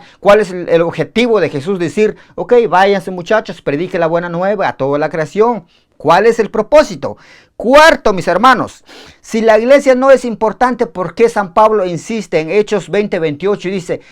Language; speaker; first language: Spanish; native; Spanish